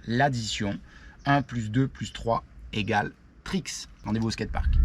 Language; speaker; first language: French; native; French